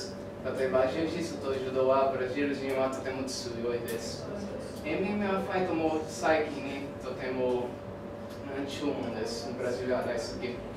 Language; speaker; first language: Japanese; non-native, learner; Portuguese